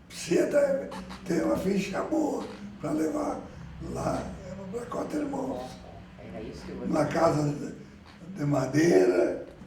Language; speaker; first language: Portuguese; early bilingual, other home language; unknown